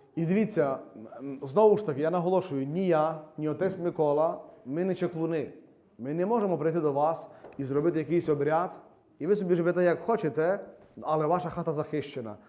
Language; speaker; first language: Ukrainian; native; Ukrainian